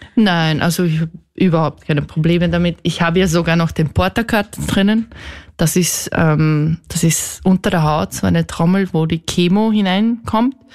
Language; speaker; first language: German; native; German